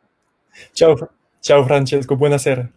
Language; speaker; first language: Italian; non-native, learner; French